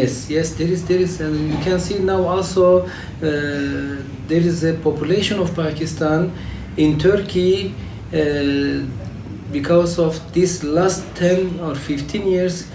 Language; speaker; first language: English; non-native, fluent; Turkish